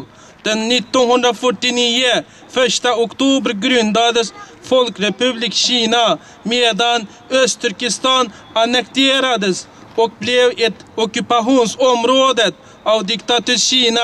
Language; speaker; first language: Swedish; non-native, fluent; Uyghur